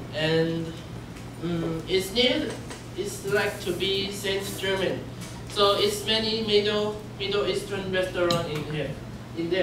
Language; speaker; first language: English; non-native, learner; Chinese